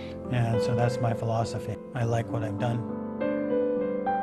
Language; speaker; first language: English; native; English